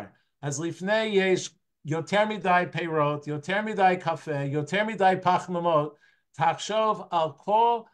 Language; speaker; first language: Hebrew; non-native, fluent; English